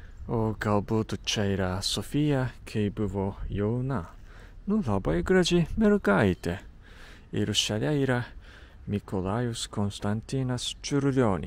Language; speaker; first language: Lithuanian; non-native, learner; Japanese